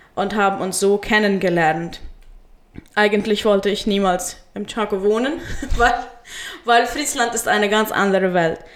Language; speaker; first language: German; early bilingual, heritage; Spanish